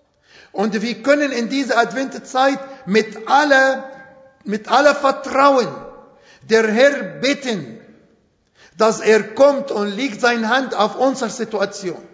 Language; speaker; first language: German; non-native, fluent; Arabic